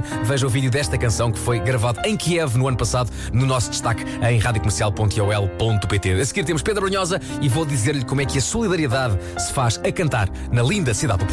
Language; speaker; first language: Portuguese; native; Portuguese